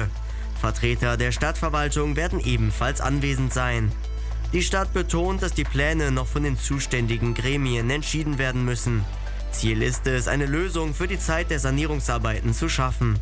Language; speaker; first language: German; native; German